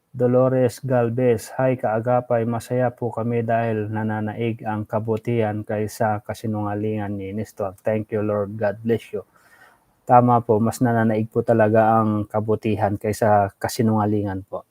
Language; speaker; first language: Filipino; non-native, local second language; Iloko